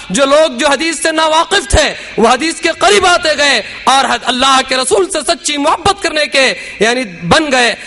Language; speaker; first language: Urdu; native; Urdu